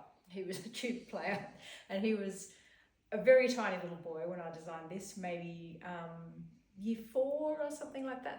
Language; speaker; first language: English; native; English